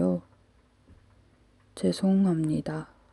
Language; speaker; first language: Korean; non-native, fluent; Mongolian